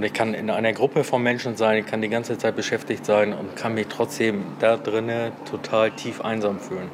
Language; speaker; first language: German; native; German